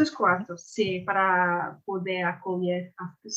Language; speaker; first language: Portuguese; non-native, learner; English